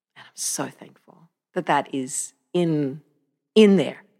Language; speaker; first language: English; native; English